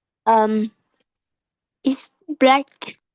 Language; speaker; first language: English; non-native, learner; Vietnamese